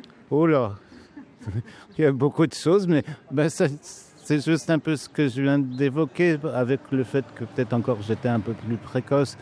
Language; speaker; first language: French; native; French